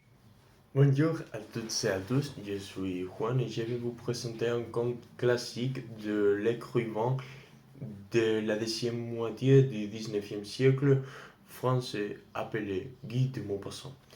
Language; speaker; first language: French; non-native, learner; Spanish